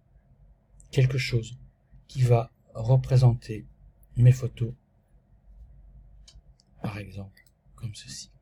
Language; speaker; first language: French; native; French